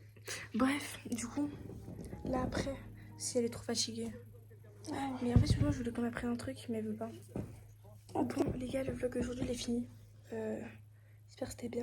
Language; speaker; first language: French; native; French